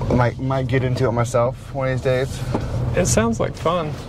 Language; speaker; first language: English; native; English